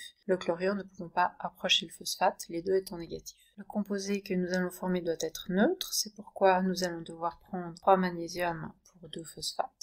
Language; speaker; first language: French; native; French